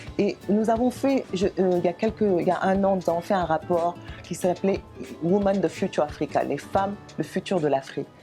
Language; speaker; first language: French; non-native, local second language; Wolof